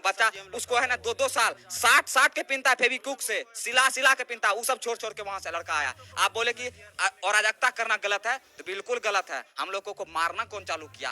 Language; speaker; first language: Hindi; native; Hindi